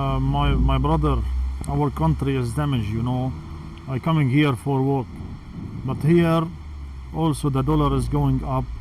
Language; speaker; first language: English; non-native, learner; Arabic